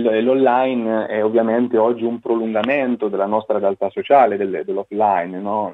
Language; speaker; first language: Italian; native; Italian